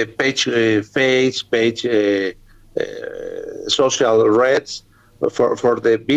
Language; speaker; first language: English; non-native, learner; Spanish